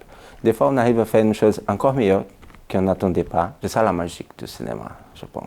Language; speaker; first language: French; non-native, fluent; Portuguese